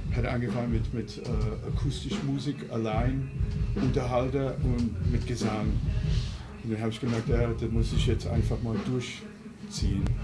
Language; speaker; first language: German; non-native, fluent; English